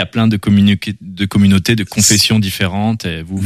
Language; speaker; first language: French; native; French